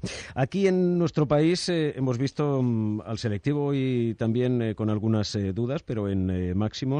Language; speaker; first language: Spanish; native; Spanish